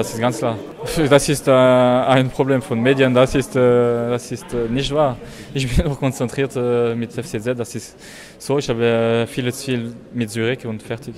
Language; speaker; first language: German; non-native, learner; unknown